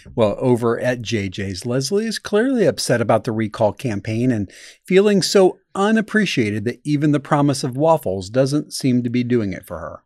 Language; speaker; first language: English; native; English